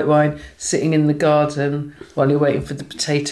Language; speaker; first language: English; native; English